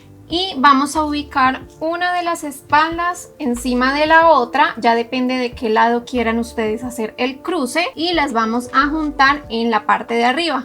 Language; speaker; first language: Spanish; native; Spanish